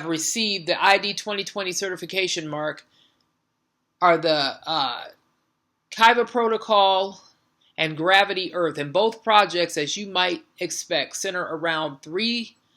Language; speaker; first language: English; native; English